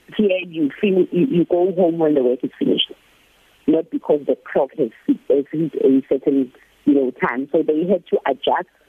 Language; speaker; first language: English; non-native, local second language; Zulu